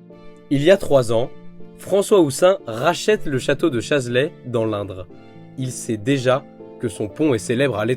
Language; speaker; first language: French; native; French